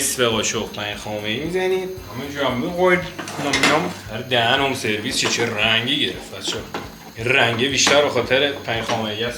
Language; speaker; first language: Persian; native; Persian